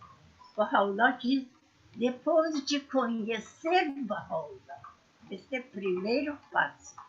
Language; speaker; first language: Portuguese; non-native, fluent; Persian